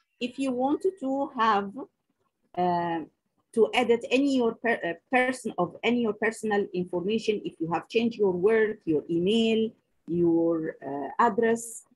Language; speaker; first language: English; non-native, local second language; Arabic